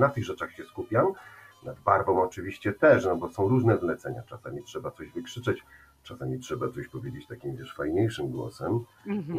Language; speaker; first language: Polish; native; Polish